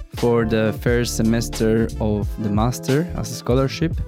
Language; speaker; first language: English; non-native, fluent; Spanish